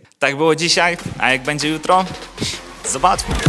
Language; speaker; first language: Polish; native; Polish